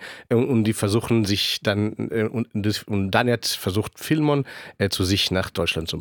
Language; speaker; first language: German; non-native, fluent; Hebrew